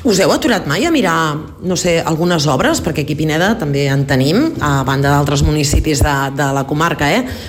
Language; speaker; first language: Catalan; native; Catalan